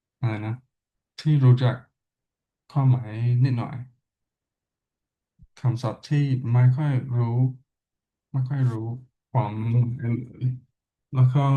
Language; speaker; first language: Thai; non-native, learner; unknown